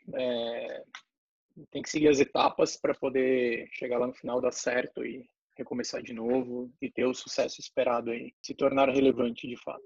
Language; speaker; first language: Portuguese; native; Portuguese